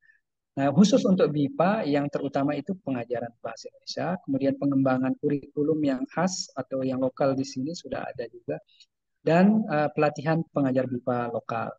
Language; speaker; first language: Indonesian; native; Indonesian